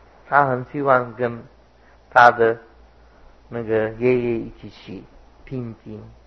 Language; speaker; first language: Chinese; non-native, fluent; Sinhala